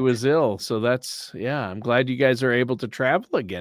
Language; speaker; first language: English; native; English